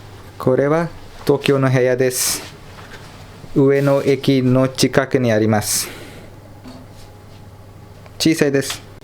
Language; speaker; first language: Japanese; non-native, learner; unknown